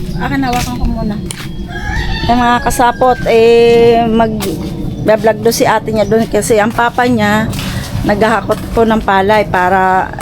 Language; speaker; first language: Filipino; non-native, local second language; Masbatenyo